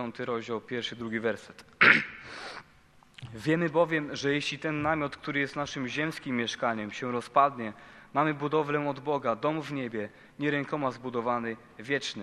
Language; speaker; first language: Polish; native; Polish